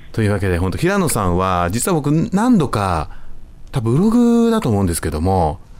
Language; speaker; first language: Japanese; native; Japanese